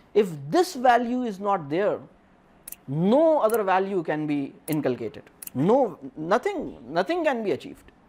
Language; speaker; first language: English; non-native, local second language; Urdu